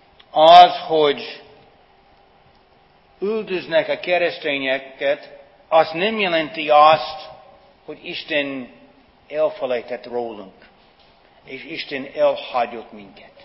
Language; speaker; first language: Hungarian; non-native, fluent; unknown